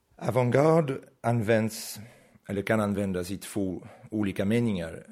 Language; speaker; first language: Swedish; non-native, fluent; French